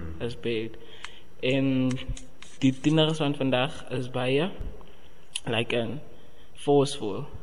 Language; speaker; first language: Afrikaans; non-native, local second language; Xhosa